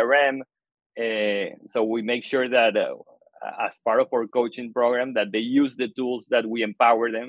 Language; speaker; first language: English; non-native, fluent; Spanish